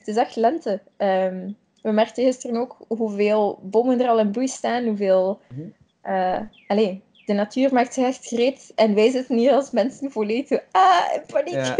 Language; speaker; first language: Dutch; native; Dutch